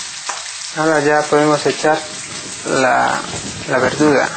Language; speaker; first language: Spanish; non-native, learner; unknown